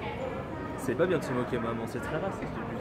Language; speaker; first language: French; native; French